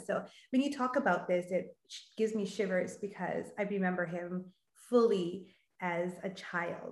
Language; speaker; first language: English; native; English